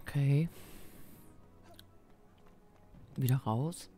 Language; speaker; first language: German; native; German